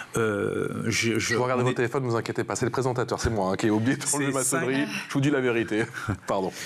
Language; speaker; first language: French; native; French